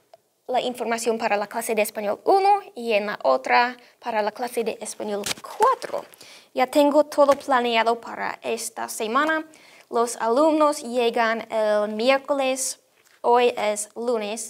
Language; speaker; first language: Spanish; non-native, fluent; English